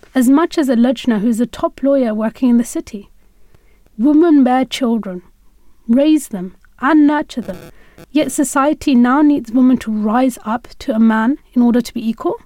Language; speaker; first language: English; native; English